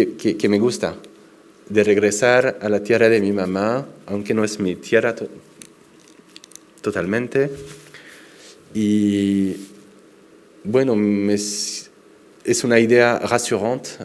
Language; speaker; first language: Spanish; non-native, fluent; French